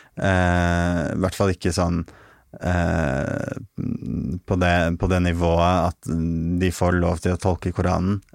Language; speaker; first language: Norwegian; early bilingual, other home language; Arabic